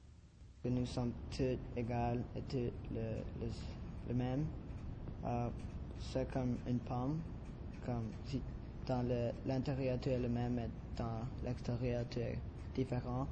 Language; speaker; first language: French; non-native, learner; Spanish